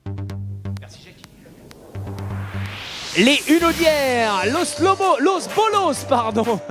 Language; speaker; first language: French; native; French